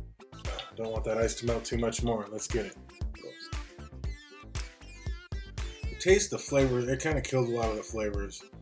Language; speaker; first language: English; native; English